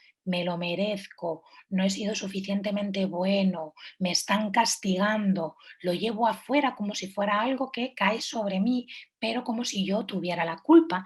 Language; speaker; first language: Spanish; native; Spanish